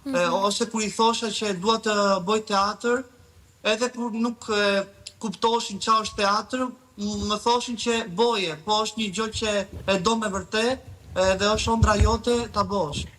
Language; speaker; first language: Albanian; early bilingual, heritage; Albanian